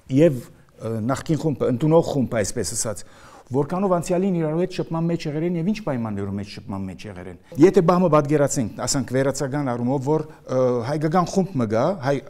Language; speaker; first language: Armenian; early bilingual, heritage; Armenian